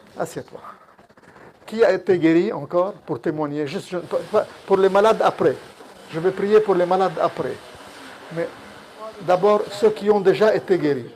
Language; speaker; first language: French; non-native, local second language; Arabic